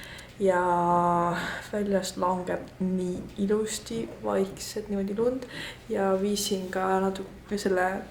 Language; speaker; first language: Estonian; native; Estonian